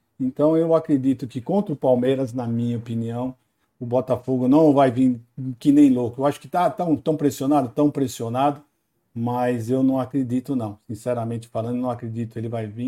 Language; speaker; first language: Portuguese; native; Portuguese